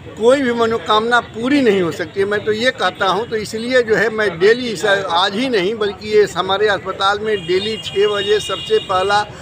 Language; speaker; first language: Hindi; native; Hindi